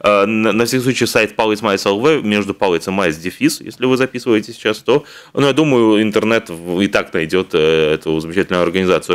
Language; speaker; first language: Russian; native; Russian